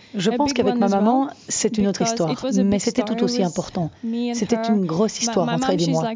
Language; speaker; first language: French; non-native, fluent; Ukrainian